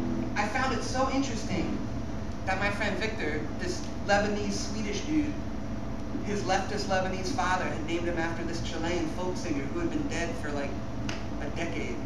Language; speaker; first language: English; native; English